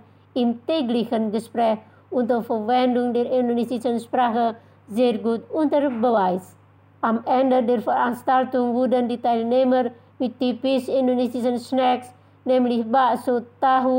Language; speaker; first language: German; non-native, fluent; Indonesian